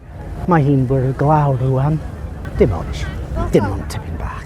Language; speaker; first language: Welsh; non-native, learner; English